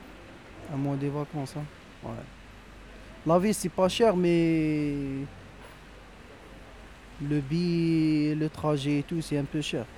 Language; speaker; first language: French; non-native, local second language; Arabic